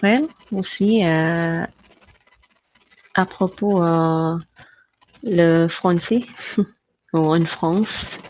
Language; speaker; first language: French; non-native, fluent; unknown